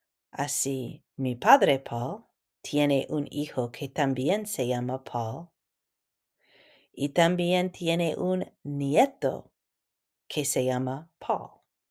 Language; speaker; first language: Spanish; non-native, fluent; English